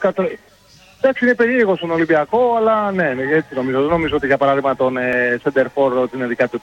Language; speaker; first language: Greek; native; Greek